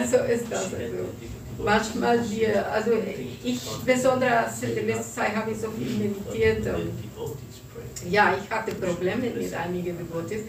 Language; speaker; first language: German; non-native, fluent; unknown